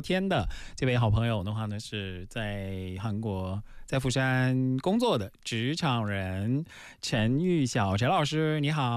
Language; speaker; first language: Chinese; native; Chinese